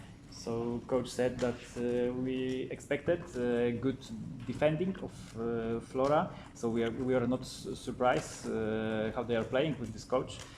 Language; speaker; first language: English; non-native, fluent; Polish